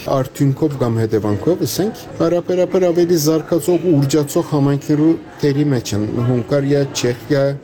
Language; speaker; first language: Armenian; native; Armenian